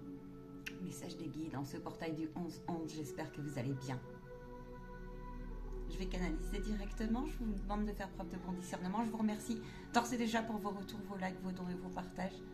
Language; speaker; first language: French; native; French